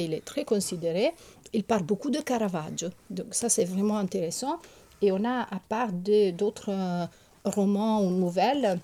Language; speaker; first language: French; non-native, fluent; Italian